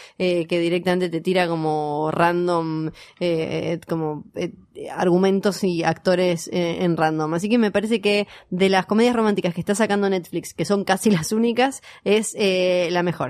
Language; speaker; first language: Spanish; native; Spanish